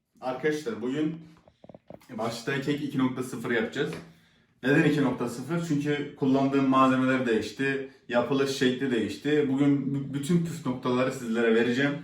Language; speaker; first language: Turkish; native; Turkish